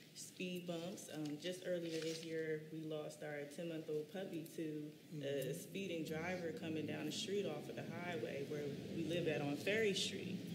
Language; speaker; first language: English; native; English